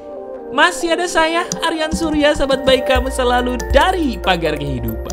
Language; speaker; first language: Indonesian; native; Indonesian